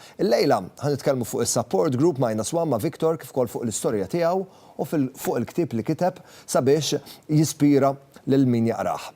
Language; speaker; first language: Maltese; native; Maltese